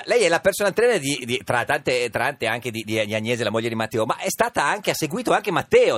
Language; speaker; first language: Italian; native; Italian